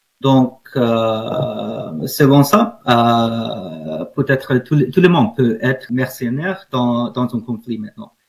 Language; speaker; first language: French; non-native, learner; English